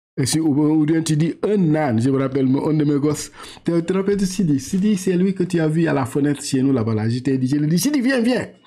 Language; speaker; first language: French; non-native, local second language; Wolof